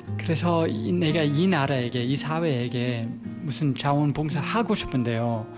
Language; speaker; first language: Korean; non-native, fluent; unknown